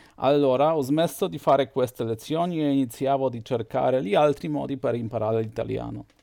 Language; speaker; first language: Italian; non-native, fluent; Polish